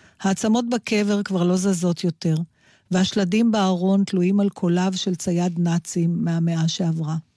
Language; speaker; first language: Hebrew; native; Hebrew